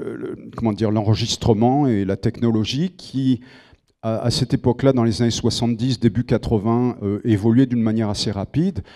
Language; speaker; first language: French; native; French